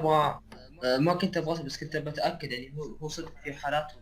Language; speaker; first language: Arabic; native; Arabic